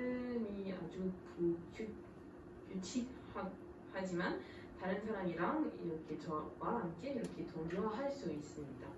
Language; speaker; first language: Korean; non-native, fluent; French